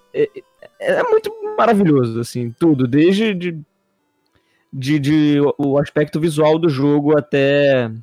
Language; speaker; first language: Portuguese; native; Portuguese